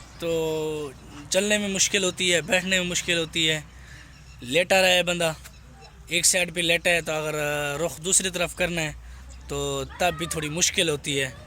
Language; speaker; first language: Urdu; non-native, local second language; Saraiki